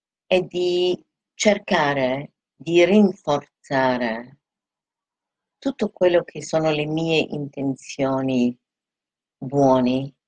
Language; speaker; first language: Italian; non-native, fluent; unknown